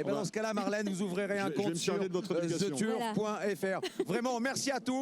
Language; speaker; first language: French; native; French